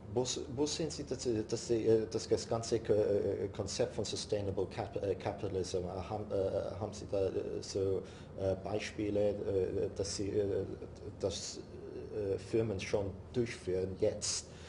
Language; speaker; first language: German; non-native, learner; English